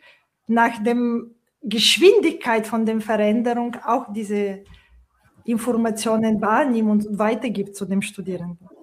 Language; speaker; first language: German; non-native, fluent; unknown